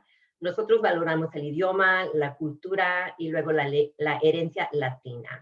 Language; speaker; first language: Spanish; early bilingual, other home language; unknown